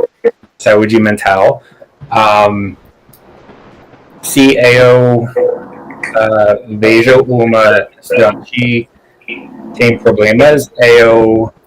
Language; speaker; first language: Portuguese; non-native, learner; English